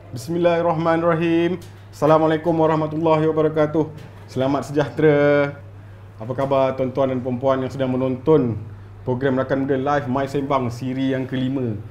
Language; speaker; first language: Malay; native; Malay